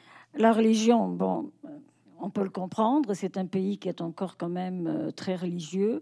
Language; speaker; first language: French; non-native, fluent; Portuguese